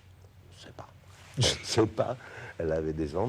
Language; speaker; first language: French; non-native, fluent; English